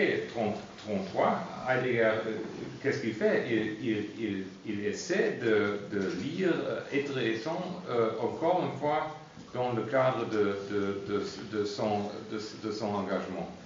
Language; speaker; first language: French; non-native, fluent; German